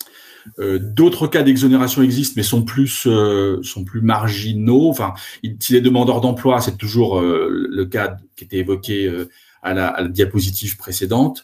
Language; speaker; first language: French; native; French